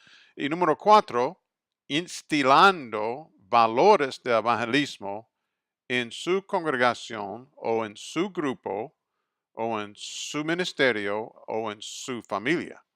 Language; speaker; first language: Spanish; non-native, fluent; English